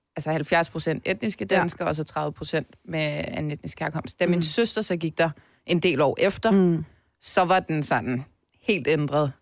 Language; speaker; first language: Danish; native; Danish